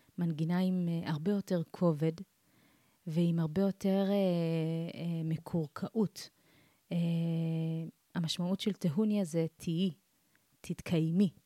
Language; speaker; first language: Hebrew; early bilingual, other home language; Amharic